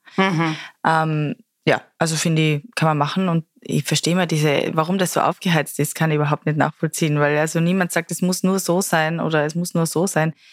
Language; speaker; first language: German; native; German